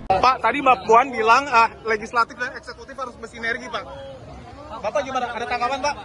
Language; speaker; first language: Indonesian; native; Indonesian